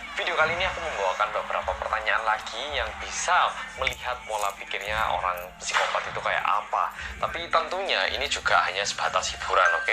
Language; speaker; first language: Indonesian; non-native, fluent; Korean